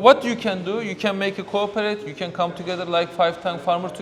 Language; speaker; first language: English; non-native, fluent; Turkish